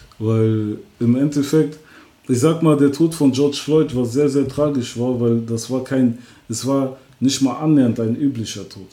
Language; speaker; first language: German; early bilingual, other home language; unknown